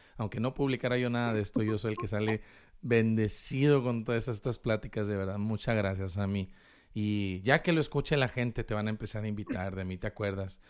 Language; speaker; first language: Spanish; native; Spanish